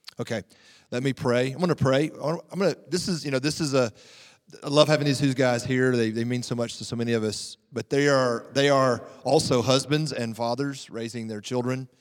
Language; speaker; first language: English; native; English